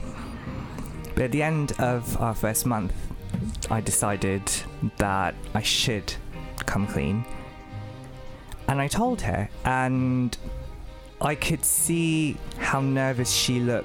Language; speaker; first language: English; non-native, local second language; Bangla